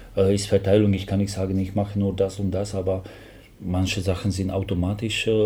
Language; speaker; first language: German; non-native, fluent; Slovak